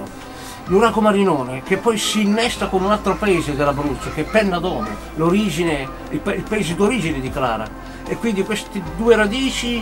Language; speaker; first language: Italian; native; Italian